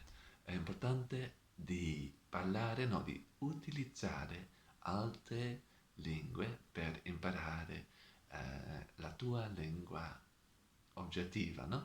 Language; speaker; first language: Italian; non-native, learner; Dutch